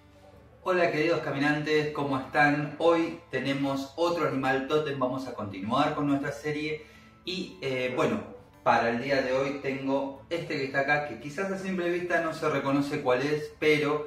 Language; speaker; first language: Spanish; native; Spanish